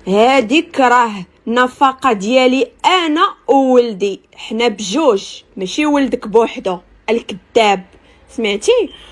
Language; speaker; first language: Arabic; native; Arabic